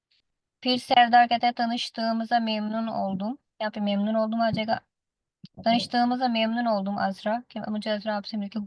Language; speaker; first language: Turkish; non-native, fluent; Urdu